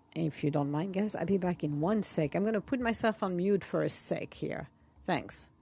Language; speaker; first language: English; non-native, fluent; Italian